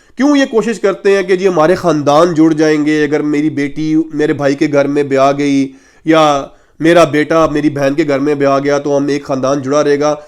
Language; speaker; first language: Urdu; native; Urdu